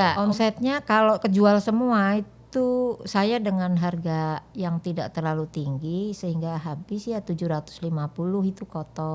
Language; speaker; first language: Indonesian; native; Indonesian